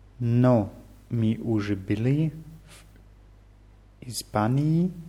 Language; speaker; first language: Russian; non-native, learner; German